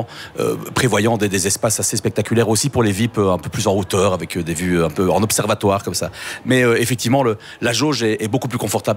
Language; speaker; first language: French; native; French